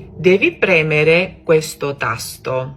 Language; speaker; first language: Italian; non-native, fluent; Georgian